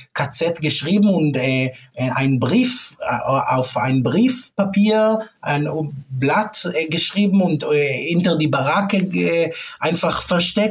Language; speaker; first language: German; non-native, fluent; Hebrew